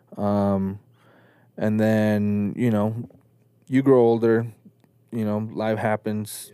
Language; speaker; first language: English; early bilingual, other home language; Spanish